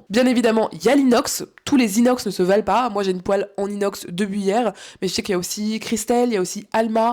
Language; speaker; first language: French; native; French